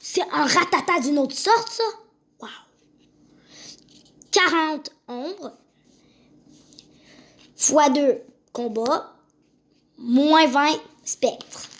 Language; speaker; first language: French; native; French